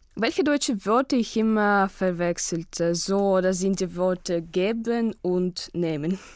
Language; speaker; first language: German; non-native, learner; Russian